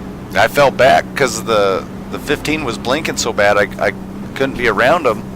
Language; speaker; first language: English; native; English